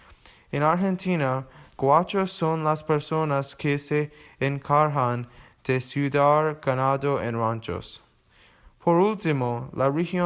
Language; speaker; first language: Spanish; non-native, learner; English